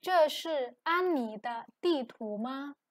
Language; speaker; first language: Chinese; non-native, fluent; Indonesian